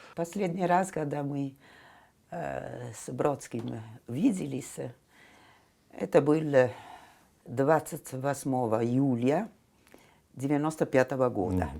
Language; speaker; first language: Russian; non-native, fluent; Italian